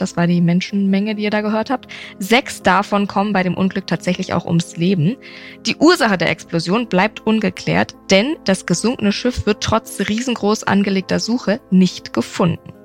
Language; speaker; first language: German; native; German